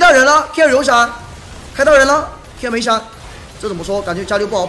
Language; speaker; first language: Chinese; native; Chinese